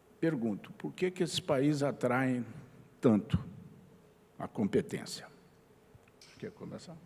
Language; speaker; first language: Portuguese; native; Portuguese